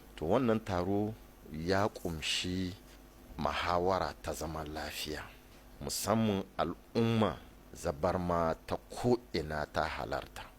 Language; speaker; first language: Hausa; native; Hausa